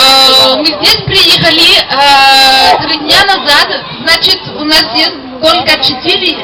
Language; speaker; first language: Russian; non-native, learner; French